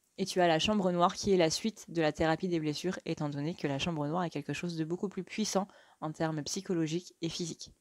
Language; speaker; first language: French; native; French